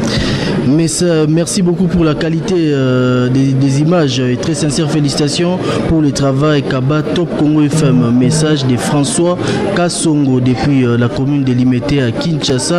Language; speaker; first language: French; non-native, local second language; Lingala